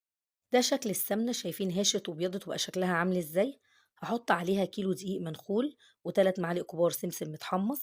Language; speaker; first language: Arabic; native; Arabic